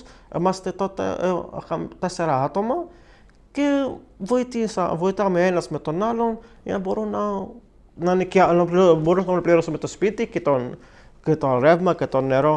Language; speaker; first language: Greek; non-native, fluent; Arabic